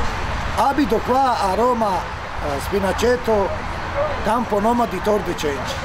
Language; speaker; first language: Italian; non-native, learner; Romany